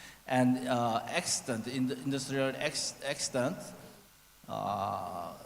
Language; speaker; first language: English; non-native, learner; Korean